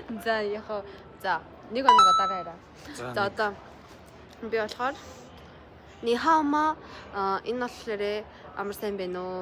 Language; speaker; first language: Mongolian; native; Mongolian